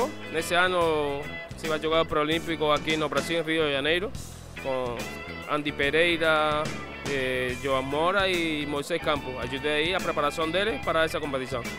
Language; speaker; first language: Portuguese; non-native, fluent; Spanish